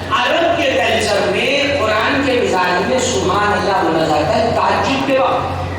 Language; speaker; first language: Urdu; native; Urdu